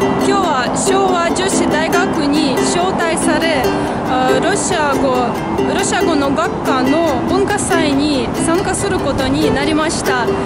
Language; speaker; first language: Japanese; non-native, fluent; Russian